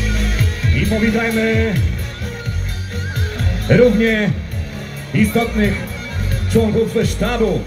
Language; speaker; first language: Polish; native; Polish